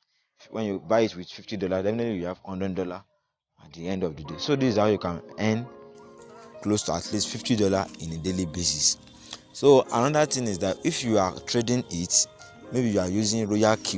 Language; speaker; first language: English; non-native, local second language; Yoruba